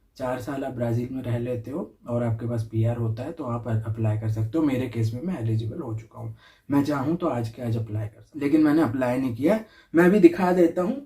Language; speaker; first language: Hindi; native; Hindi